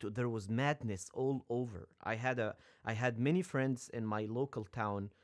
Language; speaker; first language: English; non-native, fluent; Arabic